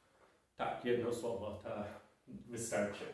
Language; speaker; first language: Polish; non-native, fluent; English